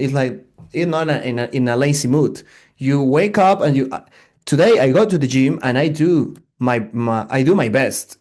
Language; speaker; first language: English; non-native, learner; Spanish